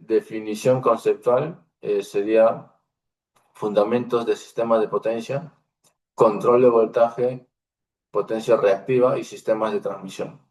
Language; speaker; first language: Spanish; native; Spanish